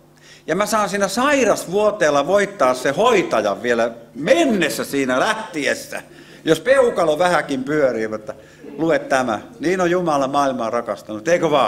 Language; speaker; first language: Finnish; native; Finnish